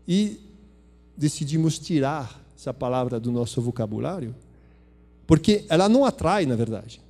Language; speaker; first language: Portuguese; non-native, fluent; French